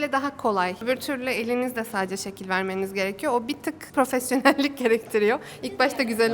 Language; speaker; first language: Turkish; native; Turkish